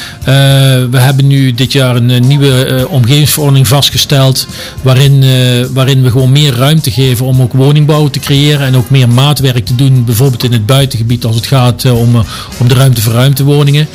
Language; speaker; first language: Dutch; native; Dutch